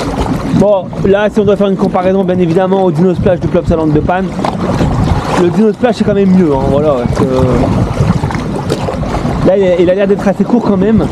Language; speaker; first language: French; native; French